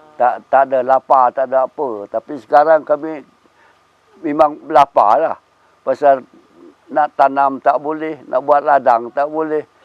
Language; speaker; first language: Malay; non-native, local second language; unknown